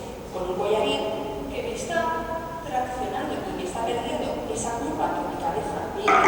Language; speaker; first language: Spanish; native; Spanish